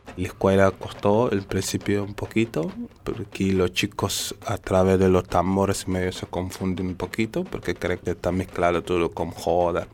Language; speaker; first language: Spanish; non-native, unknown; Wolof